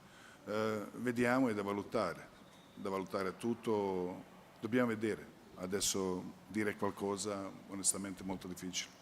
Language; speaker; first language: Italian; non-native, fluent; Croatian